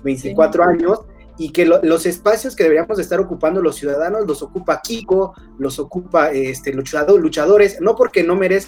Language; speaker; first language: Spanish; native; Spanish